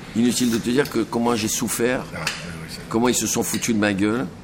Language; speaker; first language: French; native; French